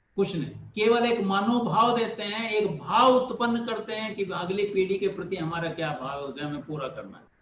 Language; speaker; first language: Hindi; native; Hindi